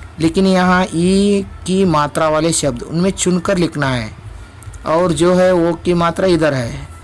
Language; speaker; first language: Hindi; non-native, local second language; Kannada